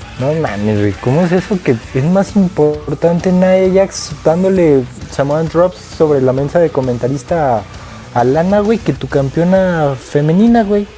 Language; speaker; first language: Spanish; native; Spanish